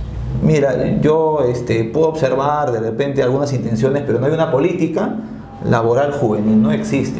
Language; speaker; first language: Spanish; native; Spanish